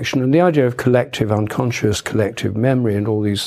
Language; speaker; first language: English; native; English